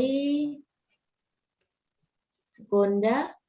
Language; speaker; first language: Italian; non-native, learner; Indonesian